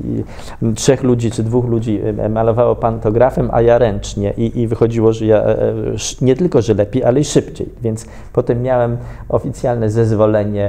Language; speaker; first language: Polish; native; Polish